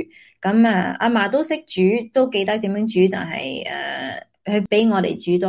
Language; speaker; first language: Cantonese; early bilingual, heritage; Cantonese